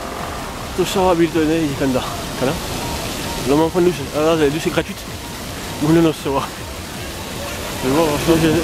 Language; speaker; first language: French; native; French